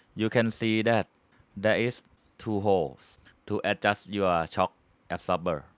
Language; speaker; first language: English; non-native, fluent; Thai